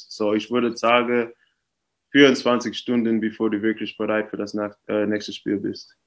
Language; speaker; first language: German; non-native, fluent; English